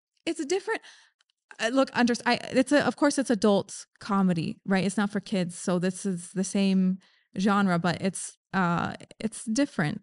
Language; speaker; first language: English; native; English